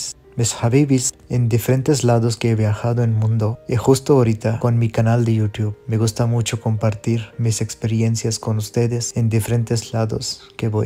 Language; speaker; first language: Spanish; non-native, fluent; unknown